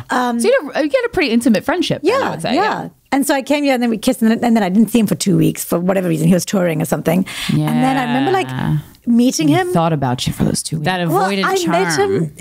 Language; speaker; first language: English; native; English